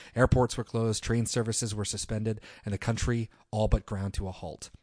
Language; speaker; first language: English; native; English